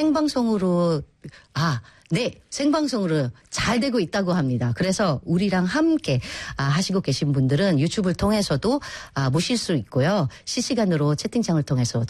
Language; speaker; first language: Korean; non-native, fluent; Filipino